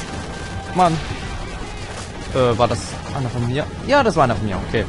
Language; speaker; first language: German; native; German